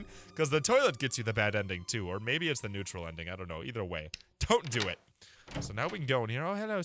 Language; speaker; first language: English; native; English